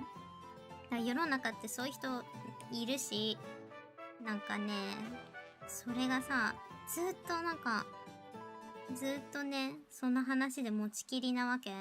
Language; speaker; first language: Japanese; native; Japanese